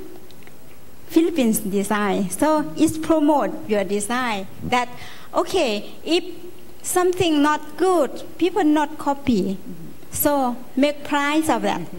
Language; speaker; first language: English; non-native, learner; Lao